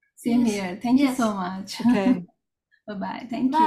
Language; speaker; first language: English; non-native, local second language; Hindi